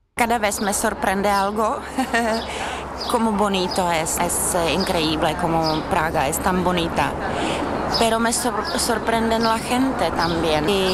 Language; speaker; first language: Spanish; non-native, fluent; Czech